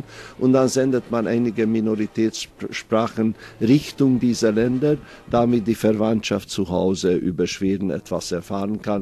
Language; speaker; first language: German; non-native, fluent; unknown